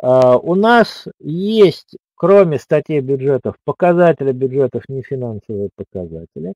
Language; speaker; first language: Russian; native; Russian